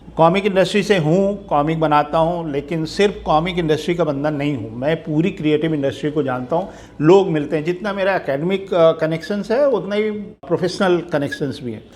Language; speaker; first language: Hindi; native; Hindi